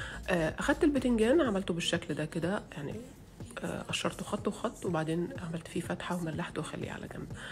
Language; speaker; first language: Arabic; native; Arabic